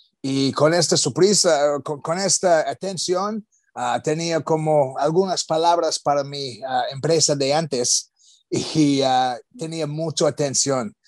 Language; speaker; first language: Spanish; non-native, learner; English